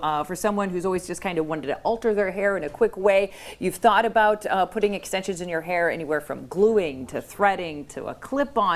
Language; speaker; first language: English; native; English